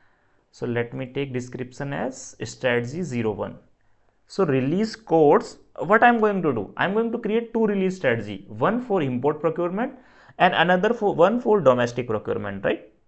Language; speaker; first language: English; non-native, local second language; Hindi